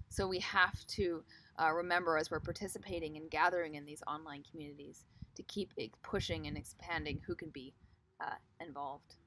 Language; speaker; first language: English; native; English